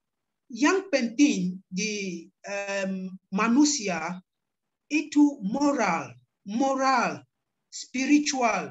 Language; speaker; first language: Indonesian; non-native, learner; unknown